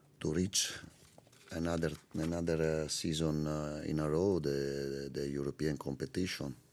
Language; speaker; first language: English; non-native, learner; Italian